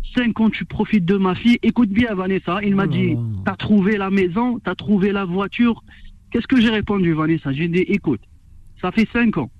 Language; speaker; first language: French; non-native, local second language; Arabic